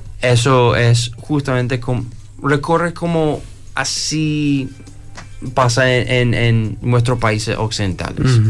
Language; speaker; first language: Spanish; non-native, fluent; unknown